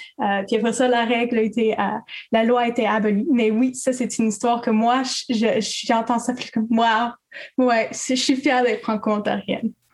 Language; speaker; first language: French; native; French